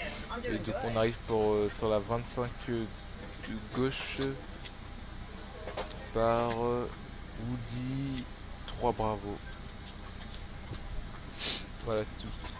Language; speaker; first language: French; native; French